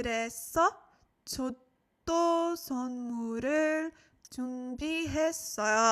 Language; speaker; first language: Korean; non-native, learner; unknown